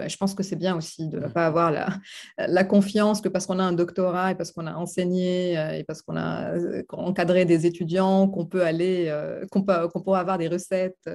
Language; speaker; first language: French; non-native, local second language; Arabic